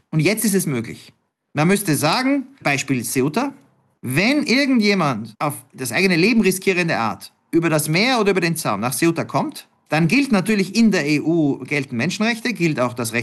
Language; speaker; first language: German; native; German